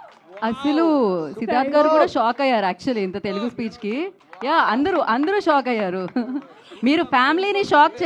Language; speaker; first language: Telugu; native; Telugu